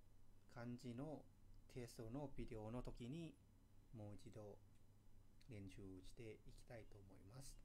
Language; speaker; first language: Japanese; non-native, fluent; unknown